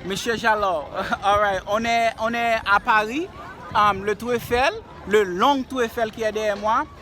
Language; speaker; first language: French; non-native, learner; Haitian Creole